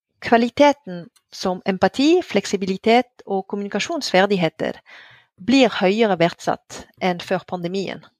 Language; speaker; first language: Norwegian; non-native, fluent; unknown